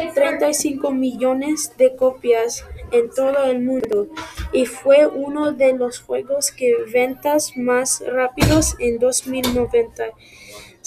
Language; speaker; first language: Spanish; non-native, learner; English